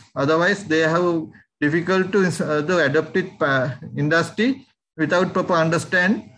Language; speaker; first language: English; non-native, local second language; Sinhala